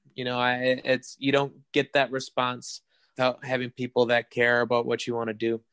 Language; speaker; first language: English; native; English